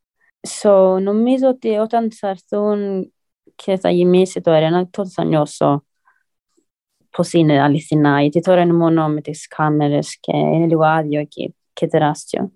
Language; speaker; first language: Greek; early bilingual, heritage; Greek